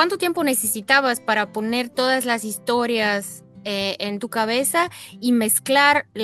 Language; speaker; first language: Spanish; non-native, fluent; Bulgarian